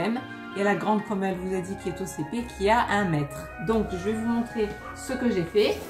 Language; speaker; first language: French; native; French